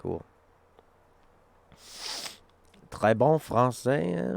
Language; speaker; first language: French; non-native, learner; English